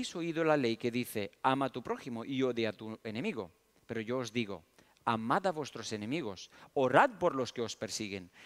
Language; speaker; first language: Spanish; early bilingual, other home language; Romanian